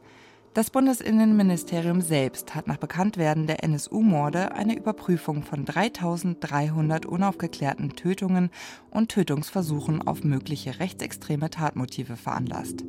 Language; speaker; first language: German; native; German